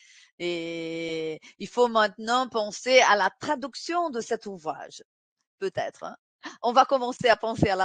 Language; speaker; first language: French; non-native, fluent; Portuguese